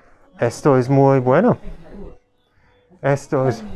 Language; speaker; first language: Spanish; non-native, learner; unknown